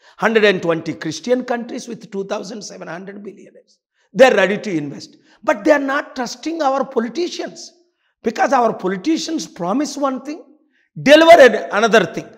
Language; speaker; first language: English; non-native, local second language; Telugu